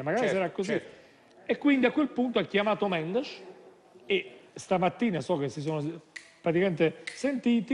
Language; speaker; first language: Italian; native; Italian